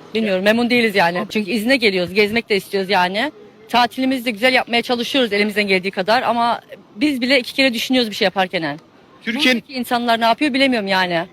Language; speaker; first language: Turkish; early bilingual, heritage; Turkish